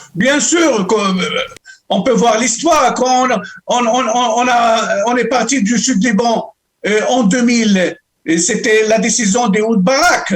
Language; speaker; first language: French; non-native, local second language; Arabic